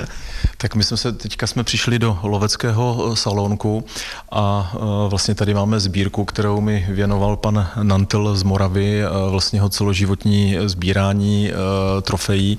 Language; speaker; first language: Czech; native; Czech